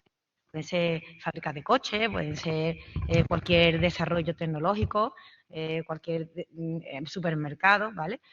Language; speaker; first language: Spanish; native; Spanish